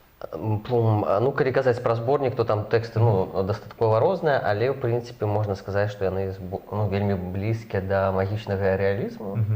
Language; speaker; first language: Belarusian; non-native, local second language; Russian